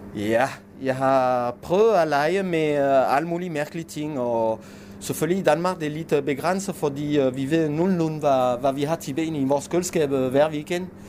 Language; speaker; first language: Danish; non-native, fluent; French